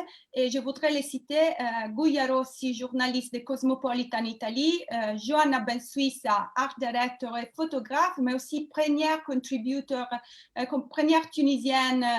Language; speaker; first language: French; non-native, fluent; Italian